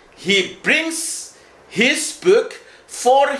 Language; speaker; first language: English; non-native, fluent; Indonesian